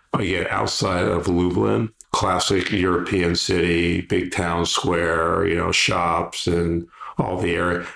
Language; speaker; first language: English; early bilingual, other home language; Polish